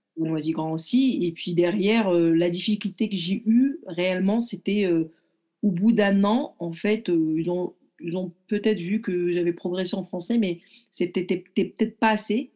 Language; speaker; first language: French; early bilingual, other home language; Arabic